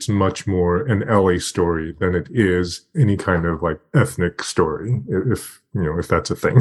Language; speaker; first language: English; native; English